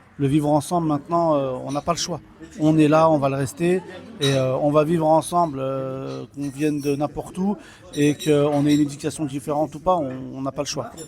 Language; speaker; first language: French; early bilingual, other home language; Kabyle